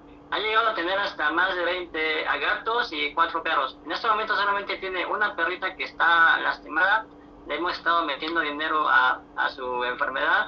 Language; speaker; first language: Spanish; native; Spanish